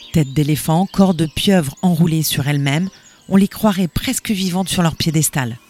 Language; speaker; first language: French; native; French